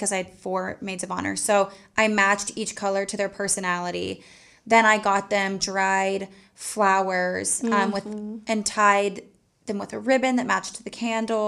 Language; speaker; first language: English; native; English